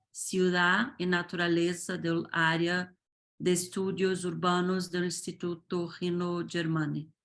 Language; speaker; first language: Spanish; non-native, fluent; Portuguese